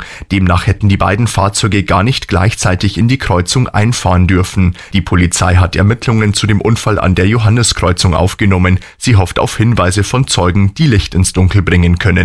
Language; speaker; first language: German; native; German